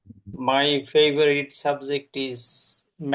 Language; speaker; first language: English; non-native, learner; Bangla